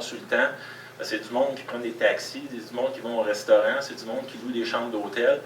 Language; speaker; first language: French; native; French